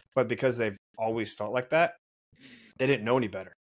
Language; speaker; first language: English; native; English